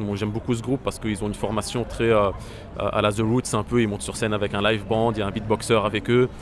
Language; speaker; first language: French; non-native, local second language; Arabic